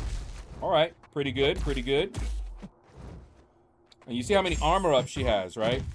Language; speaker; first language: English; native; English